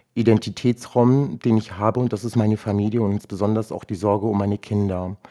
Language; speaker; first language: German; non-native, local second language; Romany